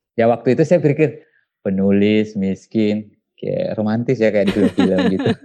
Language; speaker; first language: Indonesian; non-native, local second language; Buginese